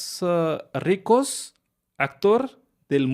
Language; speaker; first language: Spanish; non-native, fluent; Hindi